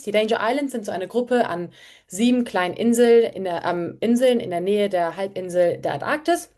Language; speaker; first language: German; native; German